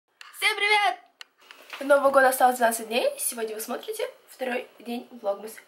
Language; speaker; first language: Russian; native; Russian